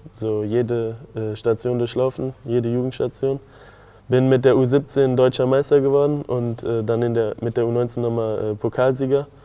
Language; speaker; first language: German; native; German